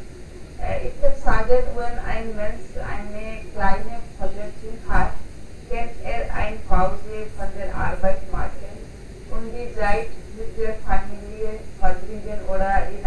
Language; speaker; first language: German; non-native, learner; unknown